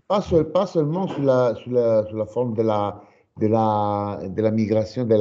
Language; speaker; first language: French; non-native, fluent; Italian